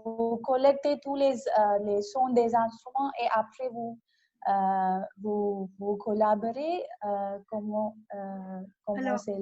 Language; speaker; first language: French; non-native, learner; Malayalam